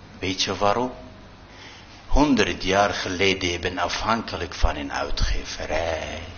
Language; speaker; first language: Dutch; non-native, fluent; Arabic